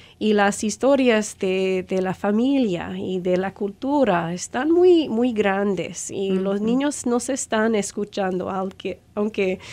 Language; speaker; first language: Spanish; non-native, fluent; English